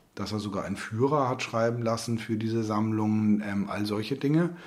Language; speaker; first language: German; native; German